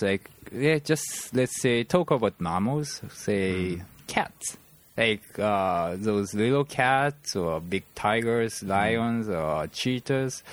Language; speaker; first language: English; non-native, fluent; Japanese